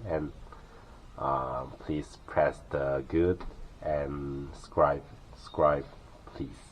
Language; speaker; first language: English; non-native, learner; Korean